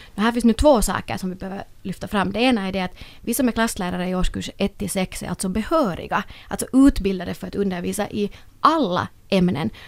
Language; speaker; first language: Swedish; native; Swedish